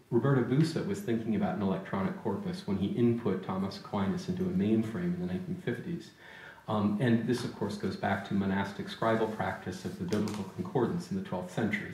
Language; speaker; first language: English; native; English